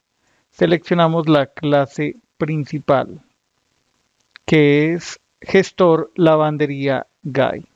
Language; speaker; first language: Spanish; native; Spanish